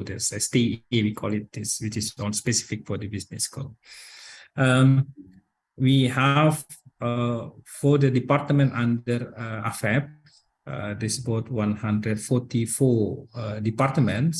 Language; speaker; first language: English; non-native, learner; Indonesian